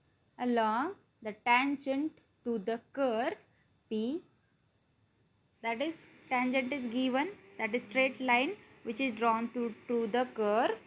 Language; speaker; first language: English; non-native, local second language; Marathi